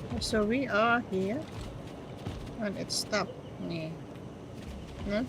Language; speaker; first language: English; non-native, learner; Filipino